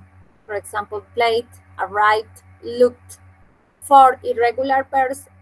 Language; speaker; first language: English; non-native, fluent; Spanish